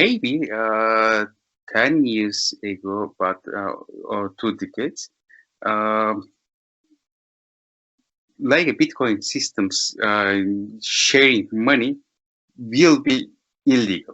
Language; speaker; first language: English; non-native, learner; Turkish